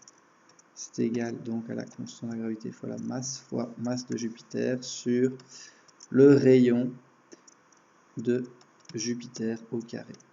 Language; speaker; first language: French; native; French